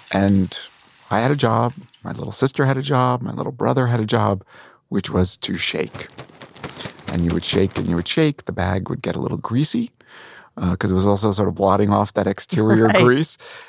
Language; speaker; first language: English; native; English